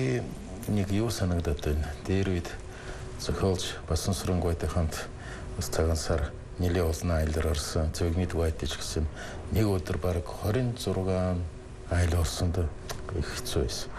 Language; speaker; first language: Mongolian; non-native, fluent; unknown